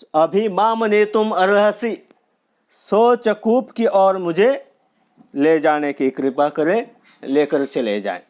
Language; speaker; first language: Hindi; non-native, local second language; Marathi